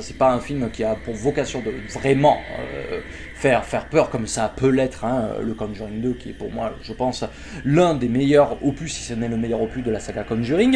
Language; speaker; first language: French; native; French